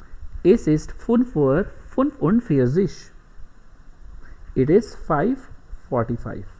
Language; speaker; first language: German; non-native, fluent; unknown